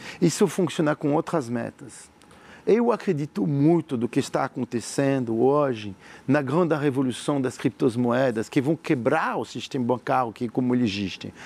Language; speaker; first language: Portuguese; non-native, fluent; French